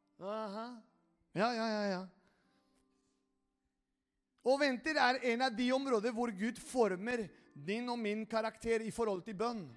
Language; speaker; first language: Norwegian; non-native, fluent; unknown